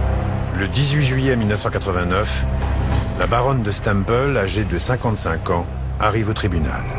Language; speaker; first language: French; native; French